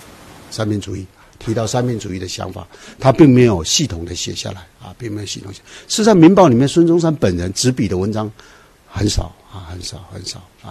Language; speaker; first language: Chinese; native; Chinese